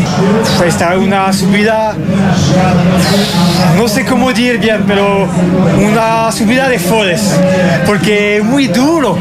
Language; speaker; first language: Spanish; non-native, learner; French